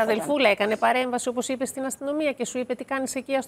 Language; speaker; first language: Greek; native; Greek